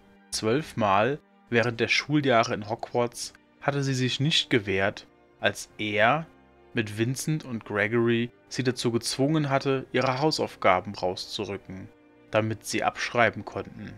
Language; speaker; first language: German; native; German